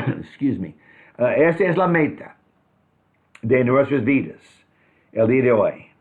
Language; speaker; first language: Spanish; non-native, fluent; English